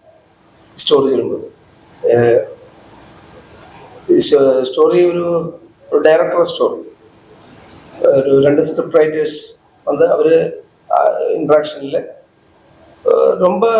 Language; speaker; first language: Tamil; non-native, local second language; Malayalam